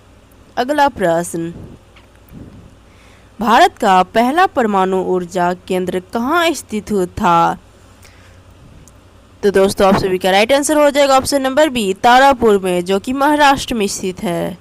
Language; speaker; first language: Hindi; native; Hindi